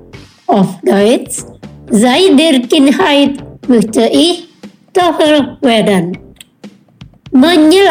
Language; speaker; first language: German; non-native, fluent; Indonesian